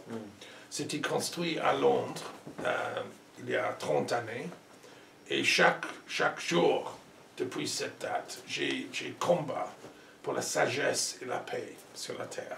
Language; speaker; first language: French; non-native, learner; English